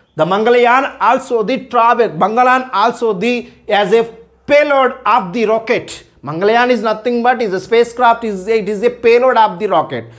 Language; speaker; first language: English; non-native, local second language; Telugu